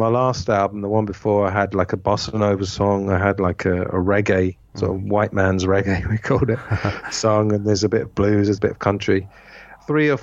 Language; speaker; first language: English; native; English